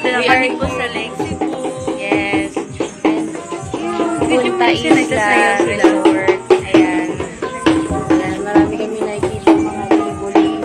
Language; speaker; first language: Filipino; non-native, local second language; Cebuano